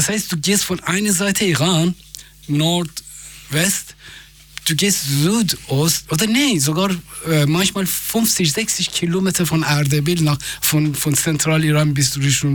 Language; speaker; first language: German; non-native, fluent; Persian